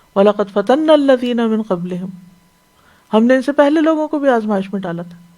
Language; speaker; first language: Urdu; native; Urdu